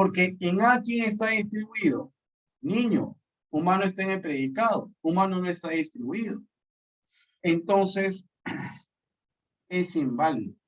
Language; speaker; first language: Spanish; native; Spanish